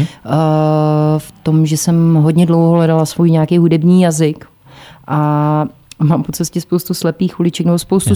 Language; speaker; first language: Czech; native; Czech